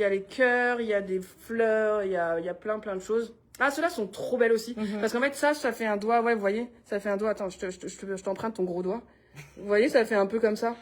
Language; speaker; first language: French; native; French